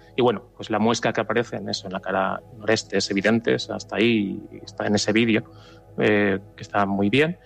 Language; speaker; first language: Spanish; native; Spanish